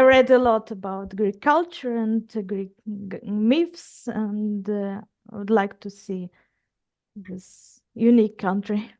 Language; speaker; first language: English; non-native, fluent; Ukrainian